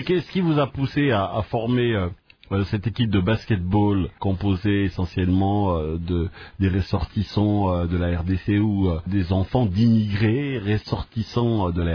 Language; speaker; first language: French; non-native, local second language; Lingala